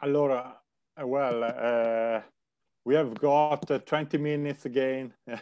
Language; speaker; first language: English; non-native, learner; Italian